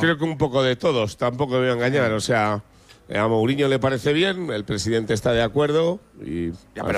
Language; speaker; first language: Spanish; native; Spanish